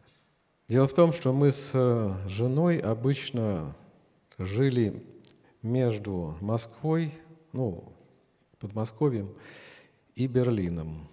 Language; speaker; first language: Russian; native; Russian